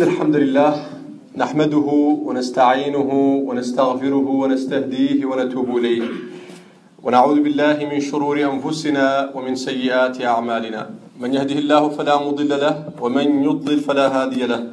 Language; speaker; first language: Arabic; non-native, fluent; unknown